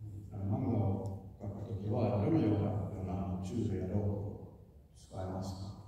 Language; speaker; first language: Japanese; non-native, fluent; Finnish